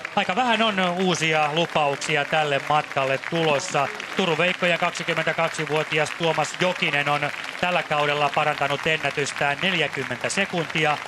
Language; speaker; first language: Finnish; native; Finnish